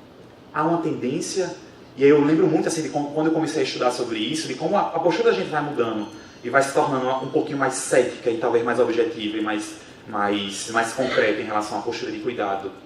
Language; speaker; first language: Portuguese; native; Portuguese